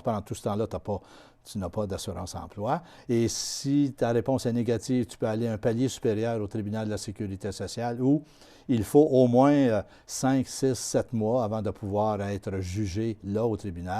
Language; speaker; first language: French; native; French